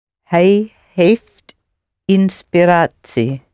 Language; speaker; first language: Dutch; non-native, learner; English